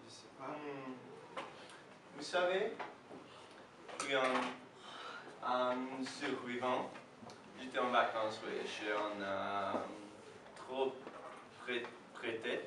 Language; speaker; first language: French; non-native, learner; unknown